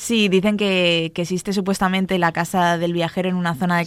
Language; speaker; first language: Spanish; native; Spanish